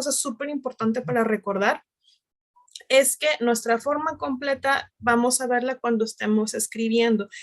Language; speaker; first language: Spanish; native; Spanish